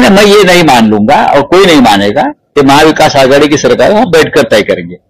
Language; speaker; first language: Hindi; non-native, local second language; Marathi